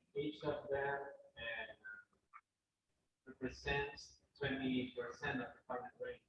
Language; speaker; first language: English; non-native, learner; Spanish